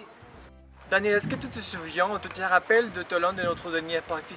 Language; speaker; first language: French; non-native, learner; Spanish